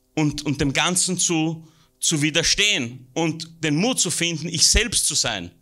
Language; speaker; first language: German; native; German